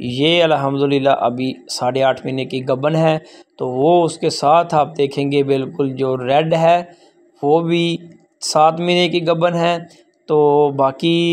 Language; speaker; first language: Urdu; non-native, local second language; Punjabi